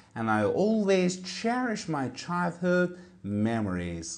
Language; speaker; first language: English; non-native, fluent; Persian